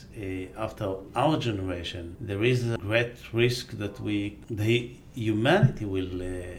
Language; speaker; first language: English; non-native, fluent; Aramaic